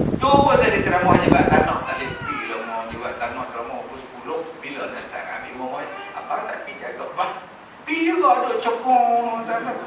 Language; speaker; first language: Malay; native; Malay